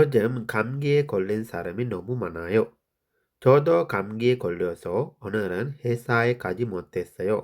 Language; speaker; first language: Korean; non-native, fluent; Sinhala